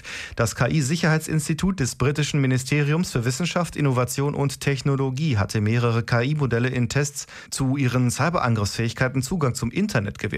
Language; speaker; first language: German; native; German